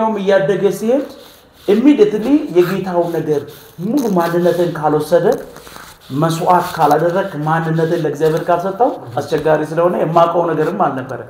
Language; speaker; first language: Amharic; non-native, local second language; Oromo